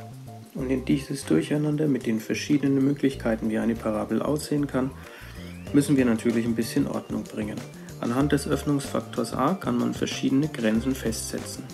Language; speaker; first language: German; native; German